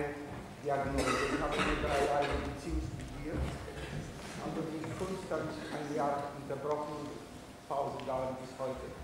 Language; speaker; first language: German; non-native, fluent; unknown